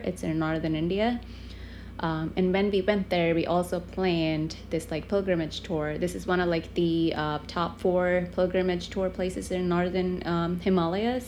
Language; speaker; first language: English; non-native, local second language; Tamil